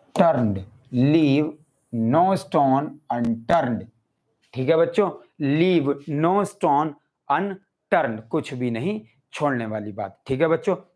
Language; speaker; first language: Hindi; native; Hindi